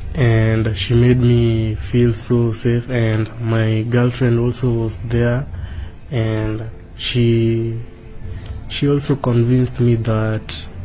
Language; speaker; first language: English; non-native, local second language; Kikuyu